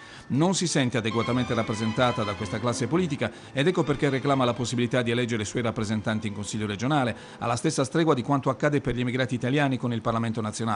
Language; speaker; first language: Italian; native; Italian